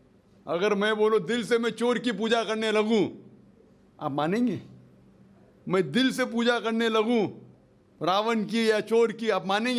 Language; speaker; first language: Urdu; non-native, fluent; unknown